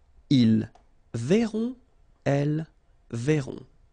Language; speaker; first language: French; native; French